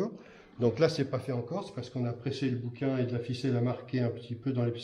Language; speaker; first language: French; native; French